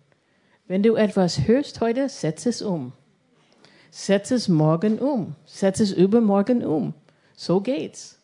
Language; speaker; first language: German; non-native, fluent; English